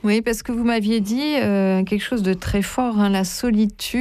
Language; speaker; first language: French; native; French